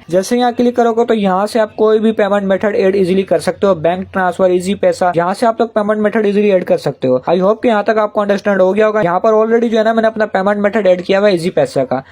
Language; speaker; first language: Urdu; non-native, local second language; Punjabi